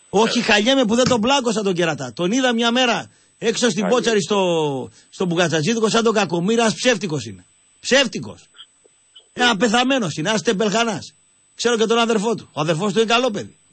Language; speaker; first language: Greek; native; Greek